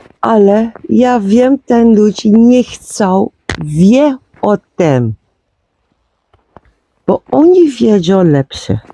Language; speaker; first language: Polish; non-native, learner; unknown